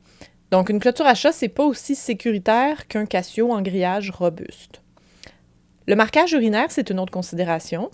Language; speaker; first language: French; native; French